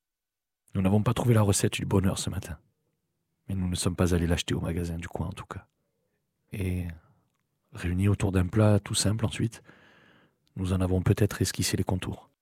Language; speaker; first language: French; native; French